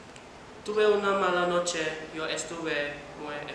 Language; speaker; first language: Spanish; non-native, learner; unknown